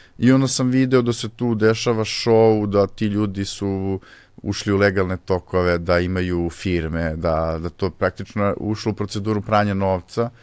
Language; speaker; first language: Serbian; native; Serbian